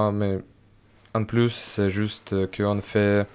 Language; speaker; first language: French; non-native, fluent; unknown